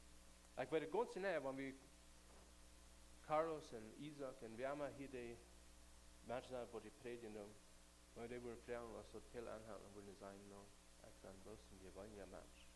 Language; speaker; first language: German; non-native, learner; Plautdietsch